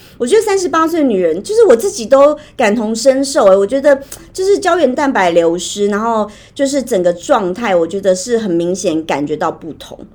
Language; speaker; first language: Chinese; native; Chinese